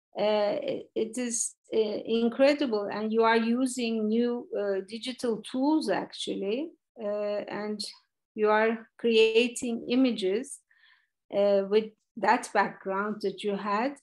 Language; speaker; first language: English; non-native, fluent; Turkish